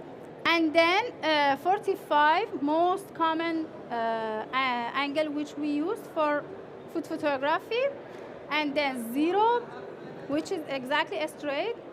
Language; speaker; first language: English; non-native, fluent; Persian